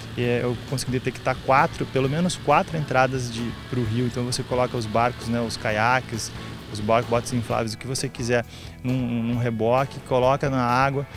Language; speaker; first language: Portuguese; native; Portuguese